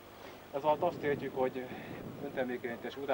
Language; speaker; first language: Hungarian; native; Hungarian